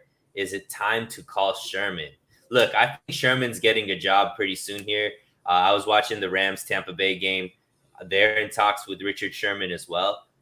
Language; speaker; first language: English; native; English